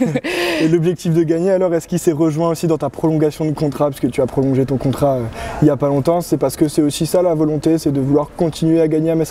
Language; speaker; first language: French; native; French